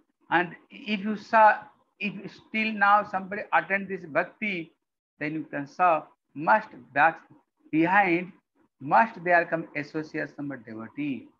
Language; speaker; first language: English; non-native, local second language; Odia